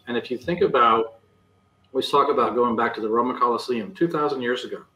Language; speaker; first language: English; native; English